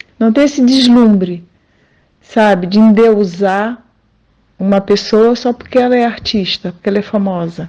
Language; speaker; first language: Portuguese; native; Portuguese